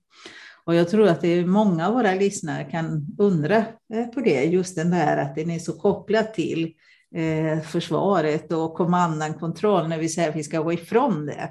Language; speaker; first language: Swedish; non-native, fluent; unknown